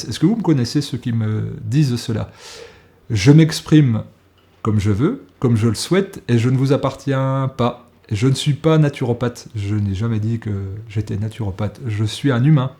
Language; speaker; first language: French; native; French